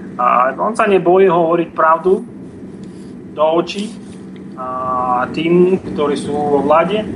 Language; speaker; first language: Slovak; non-native, fluent; Russian